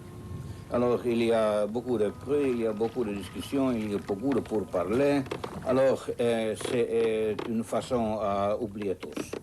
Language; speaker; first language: French; non-native, fluent; Finnish